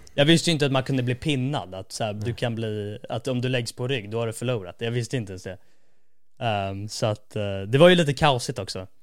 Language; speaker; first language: Swedish; native; Swedish